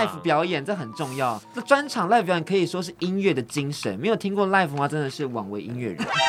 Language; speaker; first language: Chinese; native; Chinese